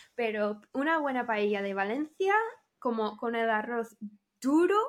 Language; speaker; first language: Spanish; non-native, fluent; English